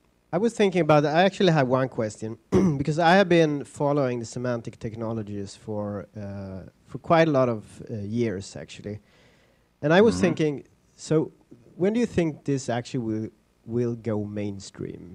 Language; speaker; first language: English; non-native, fluent; Swedish